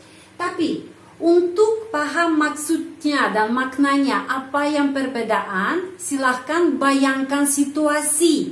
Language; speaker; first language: Indonesian; non-native, fluent; Russian